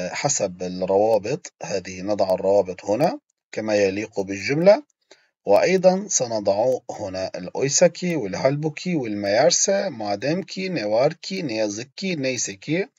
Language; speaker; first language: Arabic; non-native, fluent; Turkish